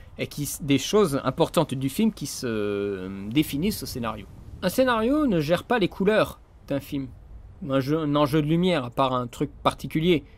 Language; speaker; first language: French; native; French